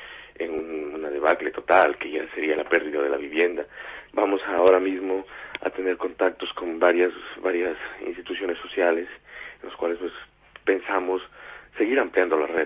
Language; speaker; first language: Spanish; native; Spanish